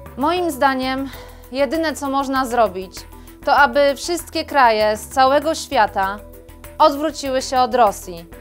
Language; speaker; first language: Polish; native; Polish